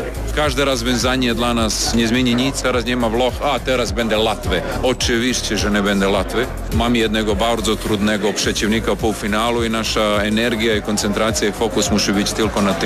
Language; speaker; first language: Polish; non-native, fluent; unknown